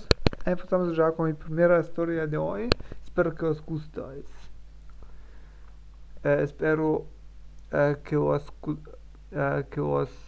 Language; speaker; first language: Spanish; non-native, learner; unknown